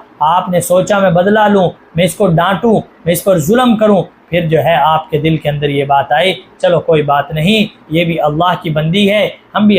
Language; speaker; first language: Urdu; native; Urdu